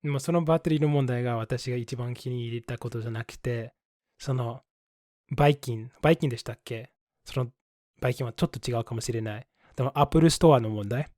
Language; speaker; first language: Japanese; non-native, fluent; English